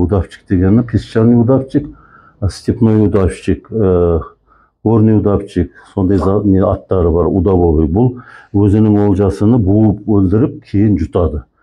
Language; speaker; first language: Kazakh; early bilingual, heritage; Kazakh